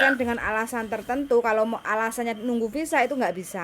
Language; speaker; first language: Indonesian; non-native, local second language; Javanese